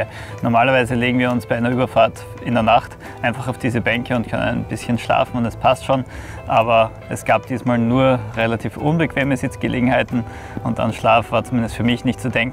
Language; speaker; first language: German; native; German